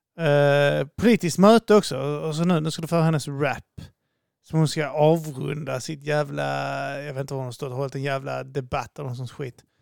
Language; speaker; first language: Swedish; native; Swedish